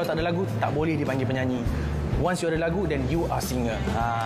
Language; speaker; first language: Malay; native; Malay